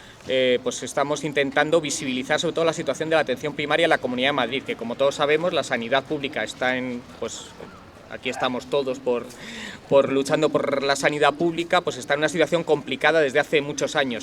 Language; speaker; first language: Spanish; native; Spanish